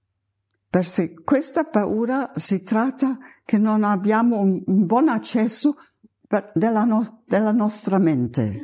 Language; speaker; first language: Italian; non-native, fluent; German